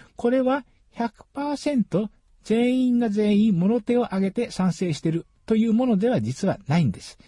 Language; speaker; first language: Japanese; native; Japanese